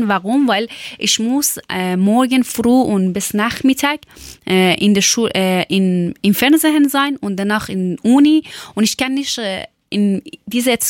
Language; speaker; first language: German; non-native, fluent; Persian